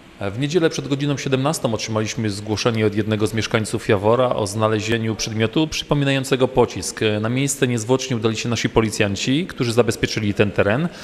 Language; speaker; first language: Polish; native; Polish